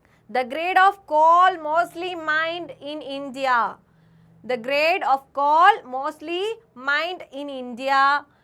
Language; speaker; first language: English; non-native, local second language; Malayalam